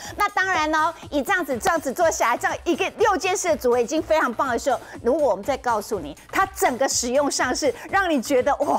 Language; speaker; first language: Chinese; native; Chinese